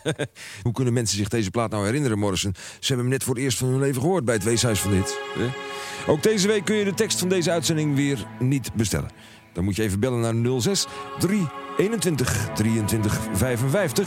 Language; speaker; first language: Dutch; native; Dutch